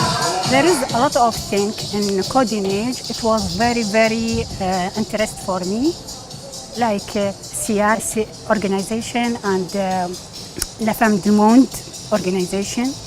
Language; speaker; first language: English; non-native, learner; Arabic